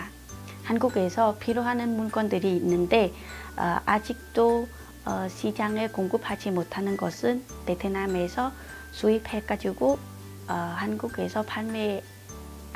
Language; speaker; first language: Korean; non-native, fluent; Vietnamese